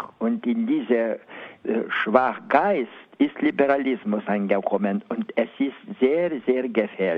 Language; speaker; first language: German; non-native, learner; Lithuanian